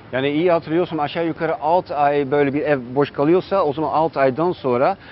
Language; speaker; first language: Turkish; non-native, fluent; Dutch